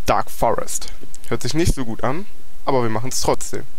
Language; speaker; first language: German; native; German